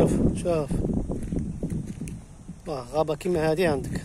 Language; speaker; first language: Arabic; native; Arabic